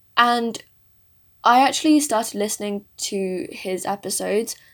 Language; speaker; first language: English; early bilingual, other home language; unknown